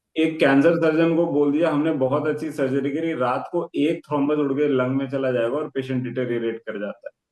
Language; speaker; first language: Hindi; native; Hindi